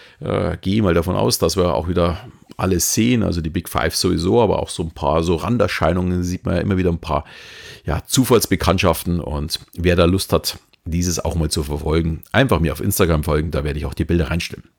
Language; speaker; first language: German; native; German